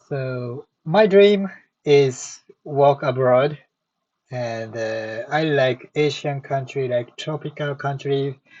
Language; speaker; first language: English; non-native, learner; Japanese